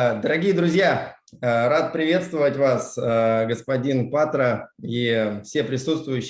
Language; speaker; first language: Russian; native; Russian